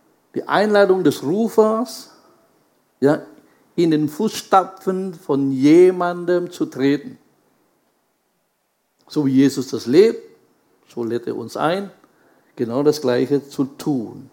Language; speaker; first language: German; non-native, fluent; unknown